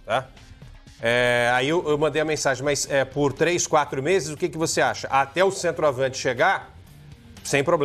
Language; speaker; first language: Portuguese; native; Portuguese